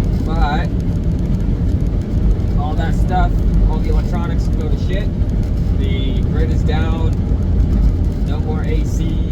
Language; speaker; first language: English; native; English